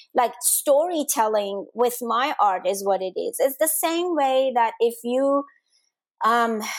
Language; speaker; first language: English; non-native, fluent; Danish